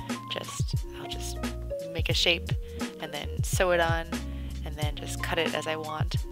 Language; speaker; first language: English; native; English